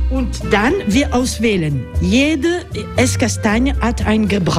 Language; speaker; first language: German; non-native, fluent; French